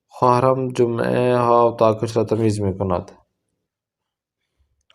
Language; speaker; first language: Persian; non-native, fluent; Urdu